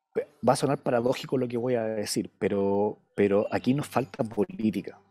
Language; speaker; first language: Spanish; native; Spanish